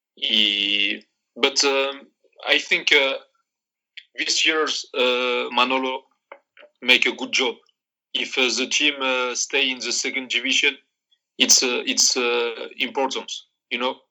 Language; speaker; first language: English; non-native, learner; Arabic